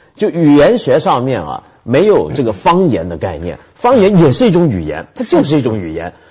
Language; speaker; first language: Chinese; early bilingual, other home language; Cantonese